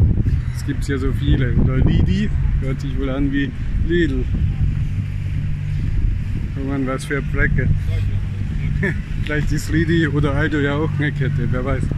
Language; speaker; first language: German; native; German